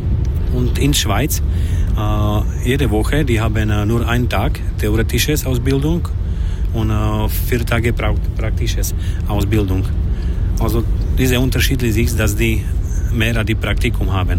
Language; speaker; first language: German; non-native, learner; Slovak